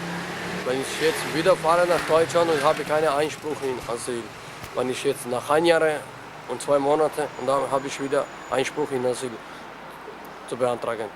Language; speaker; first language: German; non-native, learner; Romany